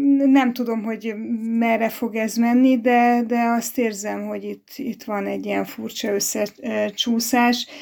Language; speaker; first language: Hungarian; native; Hungarian